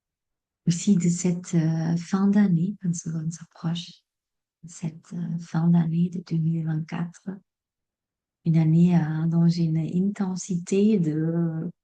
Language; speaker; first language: French; non-native, fluent; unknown